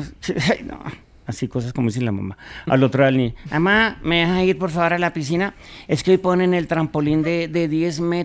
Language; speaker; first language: Spanish; native; Spanish